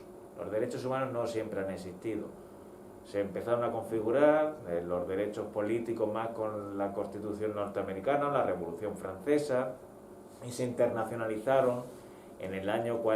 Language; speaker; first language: Spanish; native; Spanish